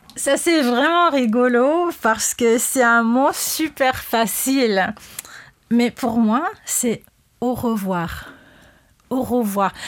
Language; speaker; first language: French; non-native, fluent; English